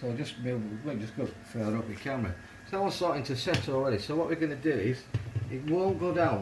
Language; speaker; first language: English; native; English